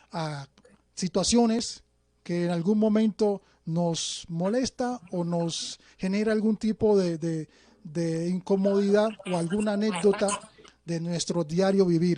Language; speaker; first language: Spanish; native; Spanish